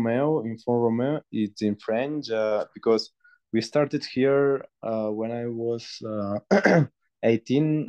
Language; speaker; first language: English; non-native, fluent; Spanish